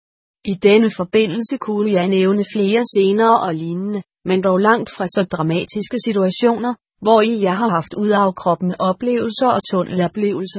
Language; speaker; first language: Danish; native; Danish